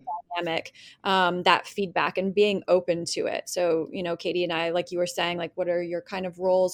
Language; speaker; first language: English; native; English